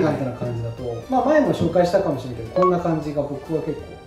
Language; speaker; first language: Japanese; native; Japanese